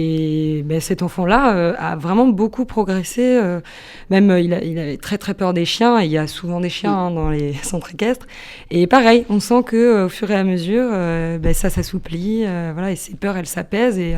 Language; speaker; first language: French; native; French